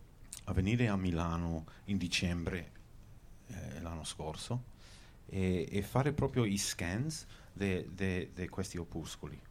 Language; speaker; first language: Italian; early bilingual, heritage; Venetian